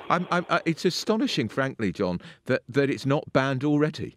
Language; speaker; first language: English; native; English